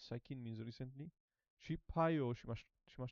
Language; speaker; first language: Japanese; non-native, learner; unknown